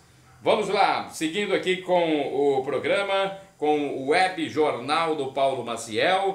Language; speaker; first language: Portuguese; native; Portuguese